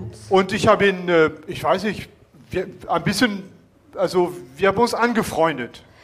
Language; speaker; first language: German; non-native, fluent; French